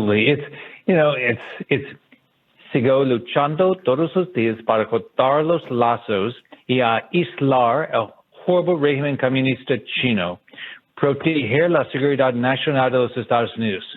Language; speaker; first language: Spanish; non-native, learner; English